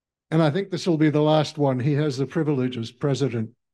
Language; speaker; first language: English; native; English